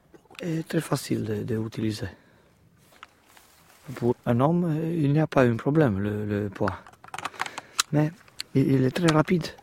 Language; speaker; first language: French; non-native, learner; Romanian